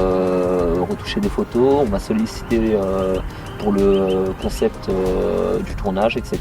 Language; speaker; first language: French; native; French